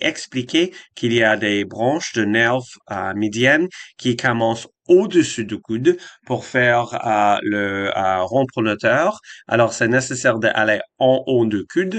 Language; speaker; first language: French; non-native, fluent; English